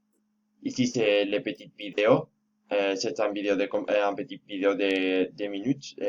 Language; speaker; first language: French; non-native, fluent; Spanish